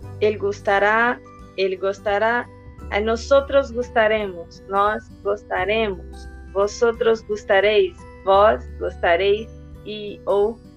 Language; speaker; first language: Spanish; non-native, fluent; Portuguese